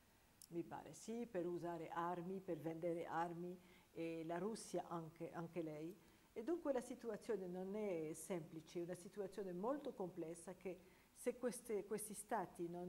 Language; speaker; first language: Italian; non-native, fluent; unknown